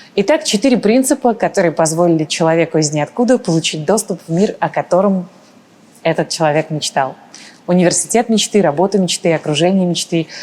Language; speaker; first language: Russian; early bilingual, other home language; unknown